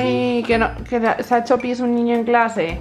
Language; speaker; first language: Spanish; native; Spanish